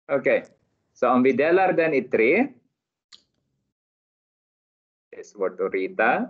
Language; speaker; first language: Swedish; non-native, learner; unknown